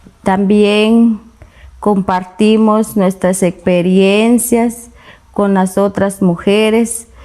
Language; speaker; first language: Spanish; non-native, local second language; Kaqchikel